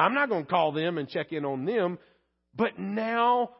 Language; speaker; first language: English; native; English